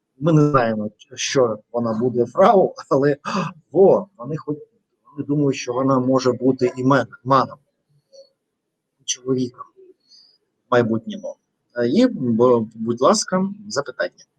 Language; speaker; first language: Ukrainian; non-native, fluent; Russian